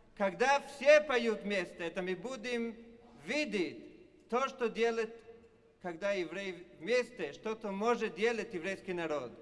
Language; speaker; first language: Russian; non-native, fluent; Italian